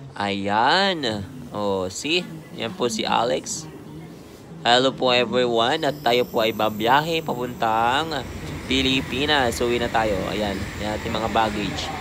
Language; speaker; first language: Filipino; native; Filipino